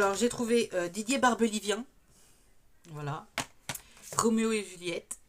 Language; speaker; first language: French; native; French